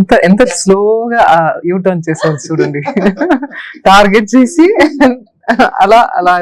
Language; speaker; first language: Telugu; non-native, learner; Tamil